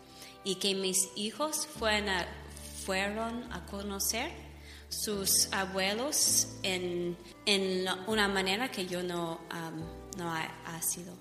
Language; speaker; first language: Spanish; non-native, fluent; English